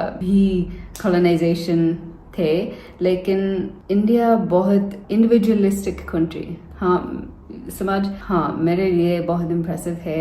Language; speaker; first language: Hindi; non-native, learner; English